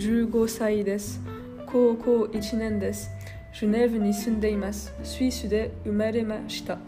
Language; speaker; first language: Japanese; non-native, learner; French